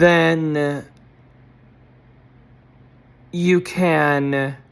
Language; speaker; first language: English; native; English